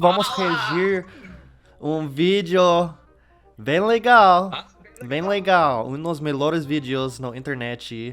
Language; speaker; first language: Portuguese; non-native, fluent; English